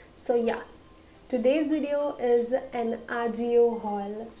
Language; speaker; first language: English; non-native, local second language; Hindi